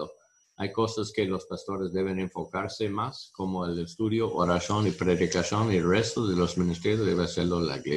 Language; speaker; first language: Spanish; non-native, learner; English